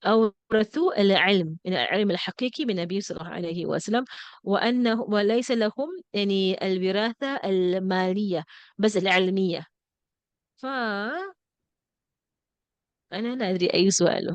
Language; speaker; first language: Arabic; non-native, fluent; English